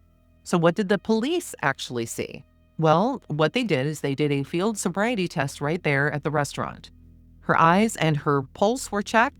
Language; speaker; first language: English; native; English